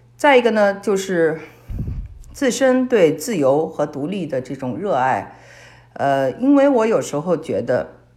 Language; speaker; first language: Chinese; native; Chinese